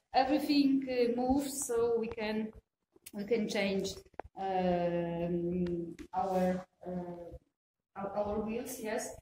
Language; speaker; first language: English; non-native, fluent; Polish